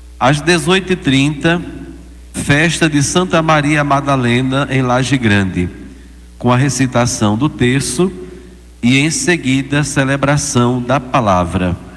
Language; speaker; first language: Portuguese; native; Portuguese